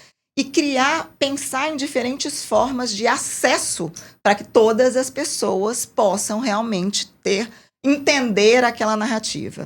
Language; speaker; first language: Portuguese; native; Portuguese